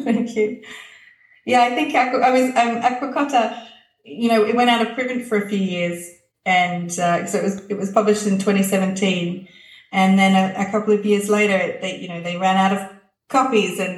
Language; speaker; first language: English; native; English